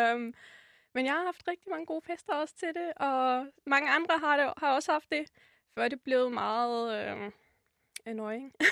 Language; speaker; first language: Danish; non-native, fluent; German